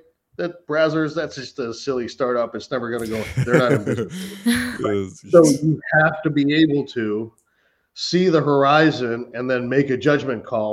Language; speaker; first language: English; native; English